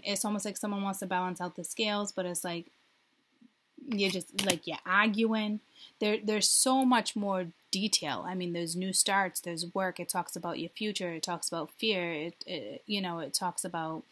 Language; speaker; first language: English; native; English